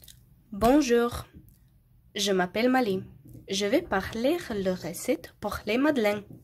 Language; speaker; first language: French; non-native, learner; Slovenian